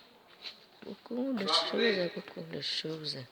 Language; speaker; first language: French; non-native, learner; Vietnamese